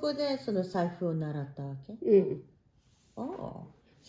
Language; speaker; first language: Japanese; early bilingual, heritage; Japanese